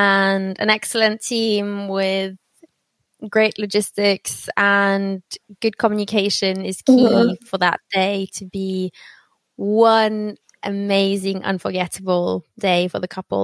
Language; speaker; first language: English; native; English